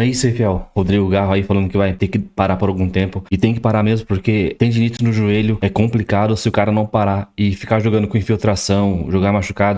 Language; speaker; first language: Portuguese; native; Portuguese